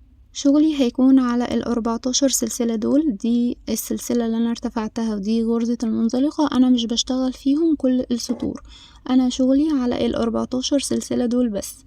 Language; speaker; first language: Arabic; native; Arabic